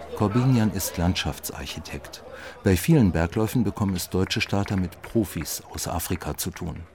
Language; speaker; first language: German; native; German